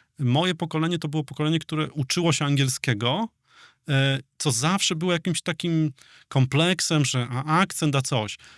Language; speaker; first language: Polish; native; Polish